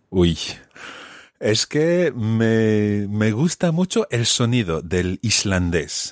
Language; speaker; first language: Spanish; non-native, fluent; English